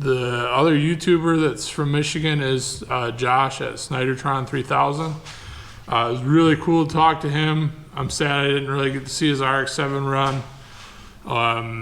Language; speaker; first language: English; native; English